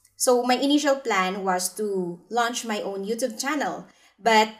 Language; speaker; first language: English; non-native, local second language; Filipino